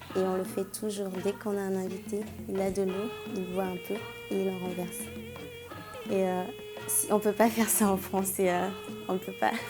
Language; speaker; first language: French; non-native, local second language; Ewe